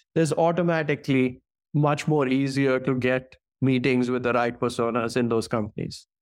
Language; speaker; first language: English; non-native, local second language; Hindi